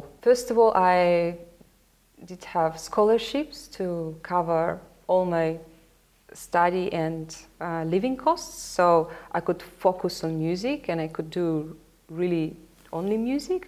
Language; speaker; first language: English; non-native, fluent; Russian